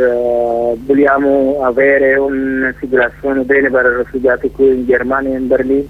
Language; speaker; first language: Italian; non-native, learner; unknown